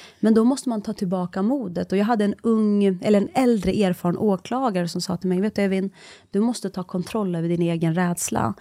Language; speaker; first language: Swedish; early bilingual, other home language; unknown